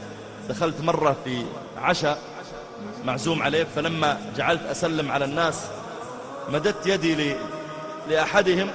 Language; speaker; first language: Arabic; native; Arabic